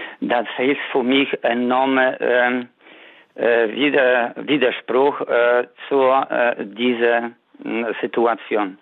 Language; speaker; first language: German; non-native, fluent; Polish